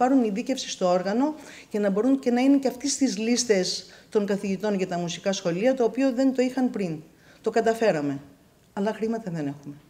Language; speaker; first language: Greek; native; Greek